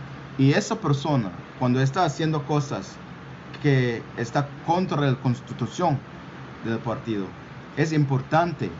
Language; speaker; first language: Spanish; non-native, local second language; English